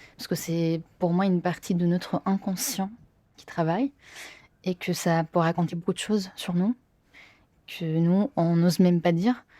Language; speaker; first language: French; non-native, fluent; Arabic